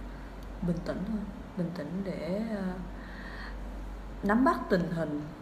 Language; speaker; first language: Vietnamese; native; Vietnamese